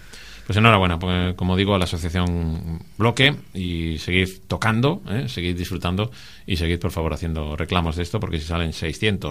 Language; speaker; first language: Spanish; native; Spanish